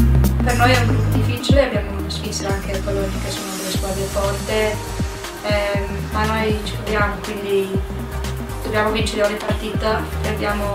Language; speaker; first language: Italian; non-native, learner; English